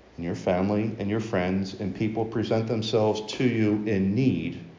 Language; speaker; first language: English; native; English